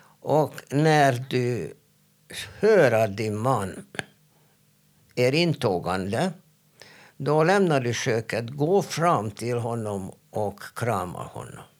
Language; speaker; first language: Swedish; non-native, fluent; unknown